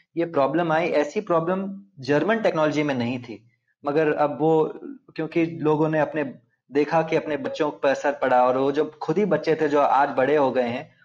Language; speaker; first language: Hindi; non-native, local second language; Telugu